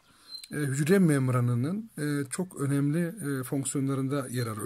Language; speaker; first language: Turkish; native; Turkish